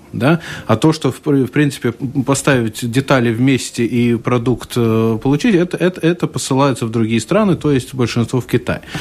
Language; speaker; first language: Russian; non-native, local second language; Latvian